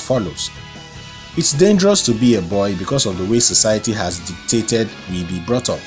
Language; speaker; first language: English; non-native, local second language; Igbo